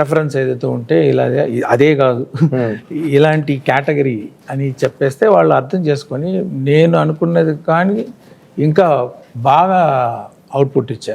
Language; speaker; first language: Telugu; non-native, local second language; Tamil